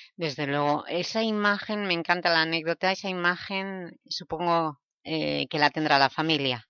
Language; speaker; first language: Spanish; native; Spanish